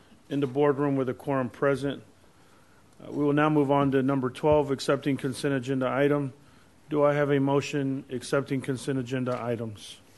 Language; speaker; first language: English; native; English